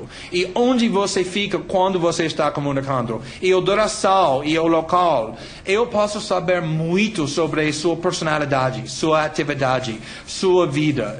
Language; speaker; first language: Portuguese; non-native, fluent; English